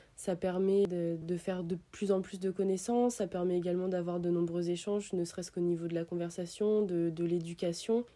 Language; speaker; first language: French; early bilingual, other home language; Italian